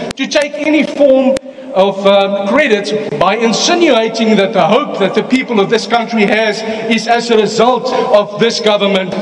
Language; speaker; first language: English; non-native, local second language; Afrikaans